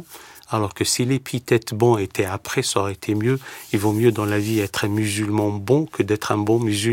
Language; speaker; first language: French; native; French